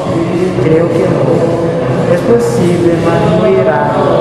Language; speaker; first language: Spanish; non-native, learner; Portuguese